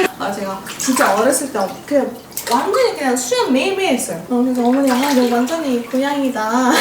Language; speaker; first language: Korean; non-native, fluent; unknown